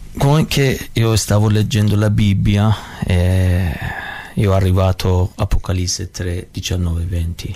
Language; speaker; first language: Italian; non-native, learner; Persian